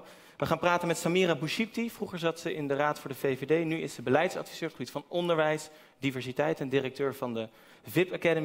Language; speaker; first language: Dutch; native; Dutch